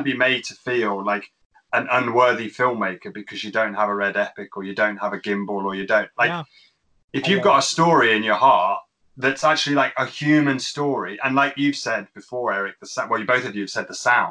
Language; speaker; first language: English; native; English